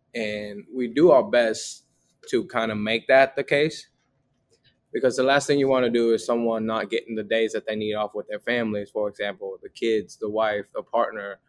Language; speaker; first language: English; early bilingual, other home language; Vietnamese